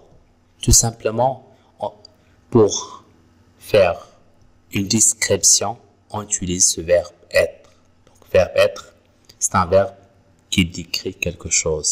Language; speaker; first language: French; non-native, local second language; Arabic